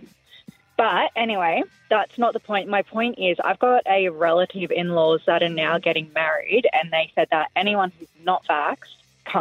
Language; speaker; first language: English; native; English